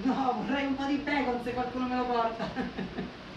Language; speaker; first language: Italian; native; Italian